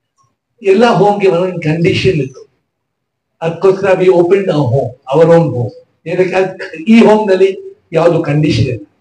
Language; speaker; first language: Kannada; non-native, local second language; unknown